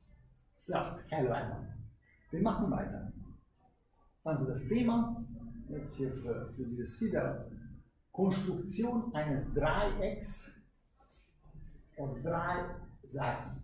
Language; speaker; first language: German; non-native, fluent; Hungarian